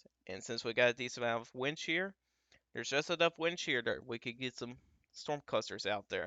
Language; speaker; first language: English; native; English